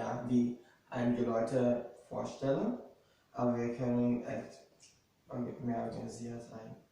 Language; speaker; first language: German; non-native, fluent; Portuguese